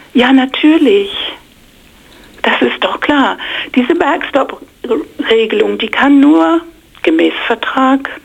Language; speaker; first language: German; non-native, fluent; English